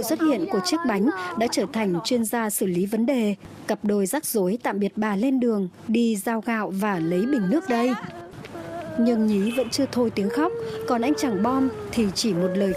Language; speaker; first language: Vietnamese; native; Vietnamese